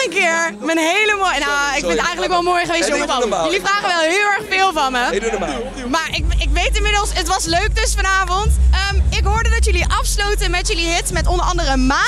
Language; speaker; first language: Dutch; native; Dutch